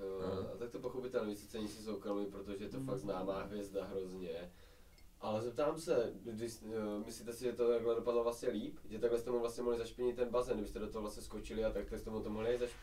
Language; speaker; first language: Czech; native; Czech